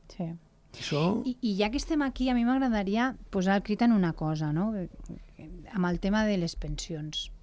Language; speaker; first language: Catalan; non-native, local second language; Spanish